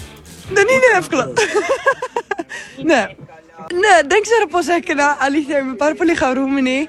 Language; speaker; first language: Greek; non-native, learner; Dutch